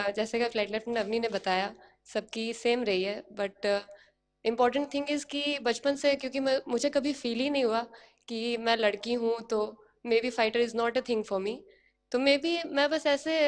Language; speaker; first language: Hindi; native; Hindi